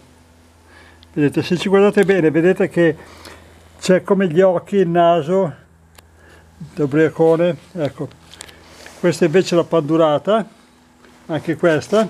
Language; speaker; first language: Italian; native; Italian